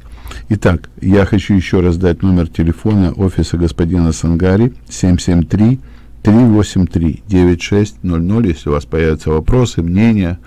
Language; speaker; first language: Russian; native; Russian